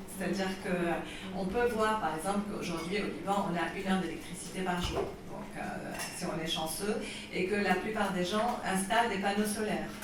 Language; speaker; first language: French; non-native, local second language; Arabic